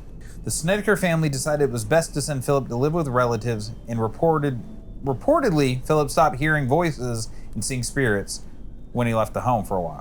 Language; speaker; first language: English; native; English